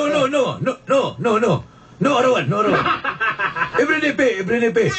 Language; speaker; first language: English; non-native, learner; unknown